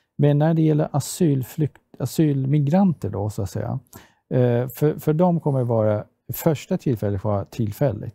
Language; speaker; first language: Swedish; non-native, fluent; Persian